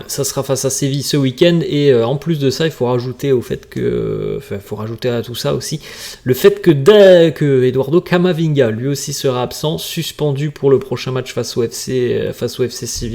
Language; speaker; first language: French; native; French